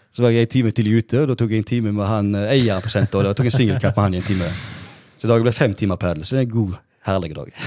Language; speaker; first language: Norwegian; native; Norwegian